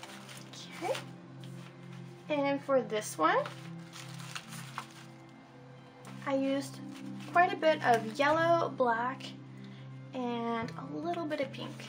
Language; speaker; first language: English; native; English